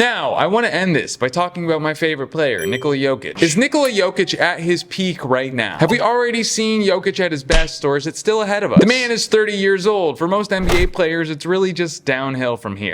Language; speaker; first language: English; native; English